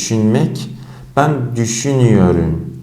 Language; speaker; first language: Turkish; non-native, fluent; Persian